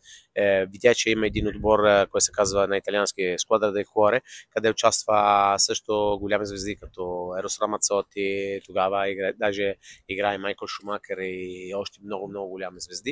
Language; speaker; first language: Bulgarian; non-native, fluent; Italian